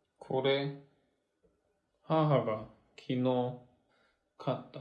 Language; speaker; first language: Japanese; non-native, learner; Korean